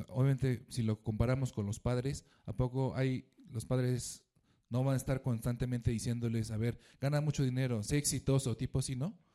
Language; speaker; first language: Spanish; native; Spanish